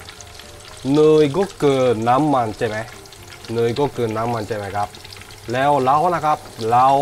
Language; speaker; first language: Thai; non-native, learner; Japanese